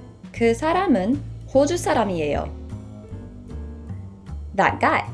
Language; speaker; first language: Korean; non-native, fluent; English